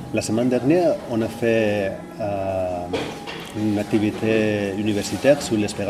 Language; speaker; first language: French; non-native, fluent; Catalan